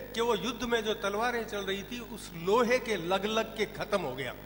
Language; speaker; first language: Hindi; non-native, local second language; Rajasthani